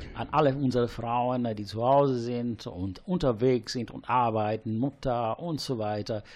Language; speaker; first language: German; non-native, fluent; Italian